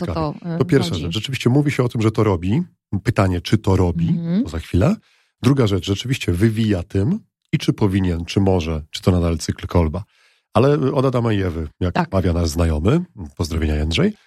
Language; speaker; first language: Polish; native; Polish